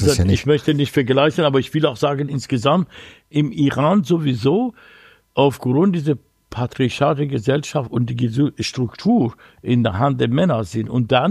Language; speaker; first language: German; non-native, learner; Persian